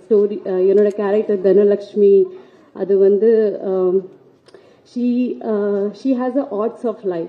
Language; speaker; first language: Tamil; non-native, learner; Marathi